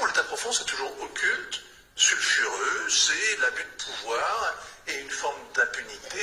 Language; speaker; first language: French; native; French